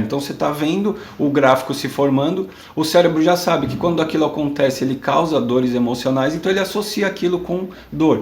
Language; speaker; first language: Portuguese; native; Portuguese